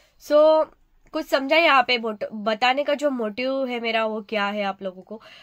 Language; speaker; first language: Hindi; native; Hindi